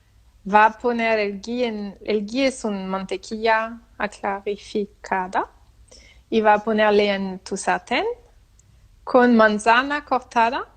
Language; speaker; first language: Spanish; non-native, learner; French